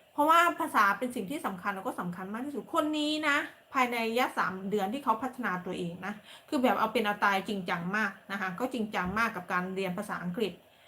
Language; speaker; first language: Thai; native; Thai